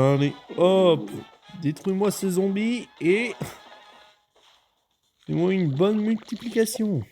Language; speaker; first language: French; native; French